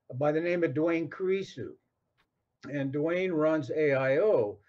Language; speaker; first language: English; native; English